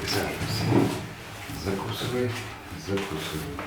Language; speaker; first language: Russian; native; Russian